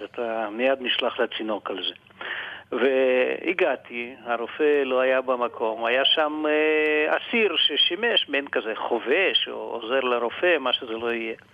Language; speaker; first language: Hebrew; non-native, fluent; Russian